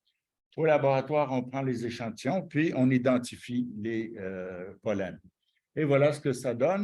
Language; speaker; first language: French; native; French